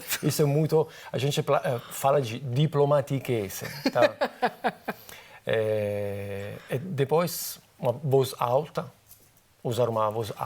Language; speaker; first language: Portuguese; non-native, fluent; Italian